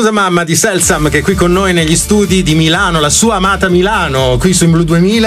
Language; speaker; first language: Italian; native; Italian